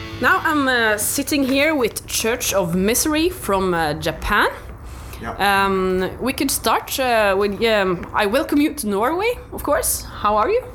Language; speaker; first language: English; non-native, learner; Norwegian